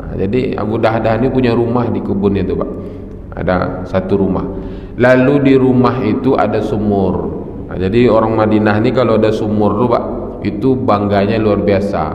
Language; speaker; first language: Malay; native; Malay